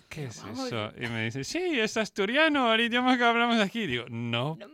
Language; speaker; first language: Spanish; non-native, fluent; French